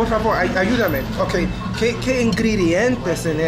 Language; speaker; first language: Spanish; non-native, learner; English